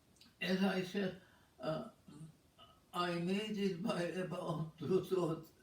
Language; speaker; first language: English; non-native, fluent; Czech